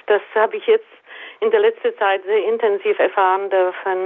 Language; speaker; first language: German; native; German